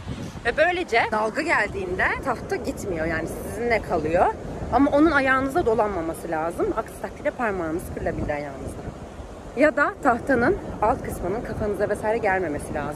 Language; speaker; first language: Turkish; native; Turkish